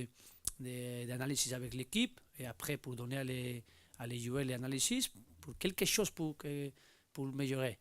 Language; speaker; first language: French; non-native, learner; Spanish